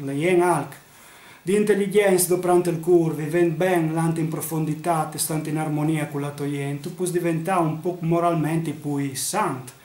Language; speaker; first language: Italian; non-native, local second language; Friulian